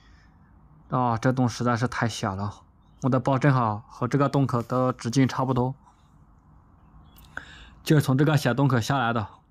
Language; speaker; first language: Chinese; native; Chinese